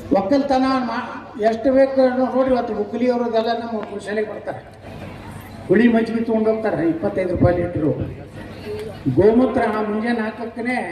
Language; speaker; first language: Kannada; native; Kannada